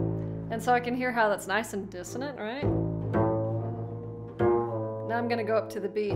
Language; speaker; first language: English; native; English